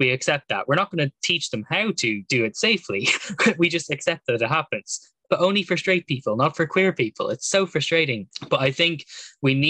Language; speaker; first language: English; native; English